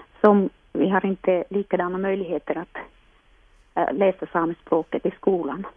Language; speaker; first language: Swedish; non-native, local second language; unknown